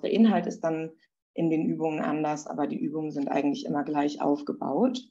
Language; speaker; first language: German; native; German